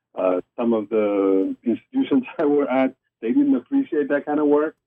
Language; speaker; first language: English; non-native, local second language; Afrikaans